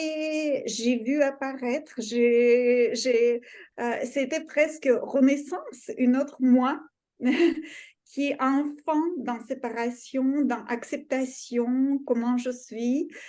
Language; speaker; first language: French; non-native, fluent; Russian